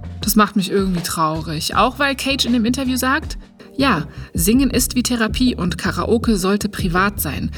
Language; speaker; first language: German; native; German